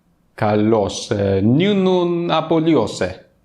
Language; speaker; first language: Greek; non-native, fluent; English